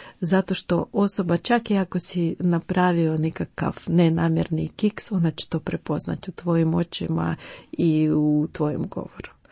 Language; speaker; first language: Croatian; non-native, fluent; Ukrainian